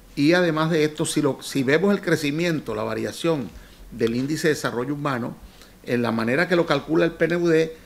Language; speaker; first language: Spanish; native; Spanish